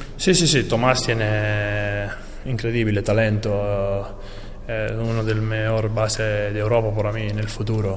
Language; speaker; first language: Spanish; non-native, learner; Italian